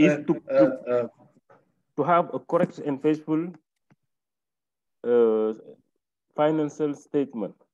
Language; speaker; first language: English; non-native, learner; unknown